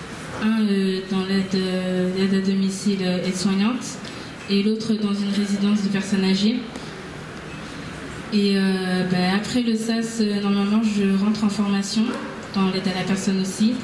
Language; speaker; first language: French; early bilingual, other home language; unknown